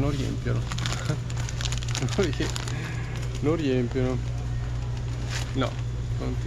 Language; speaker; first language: Italian; native; Italian